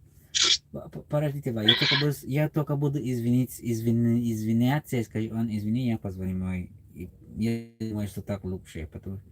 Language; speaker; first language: Russian; non-native, learner; English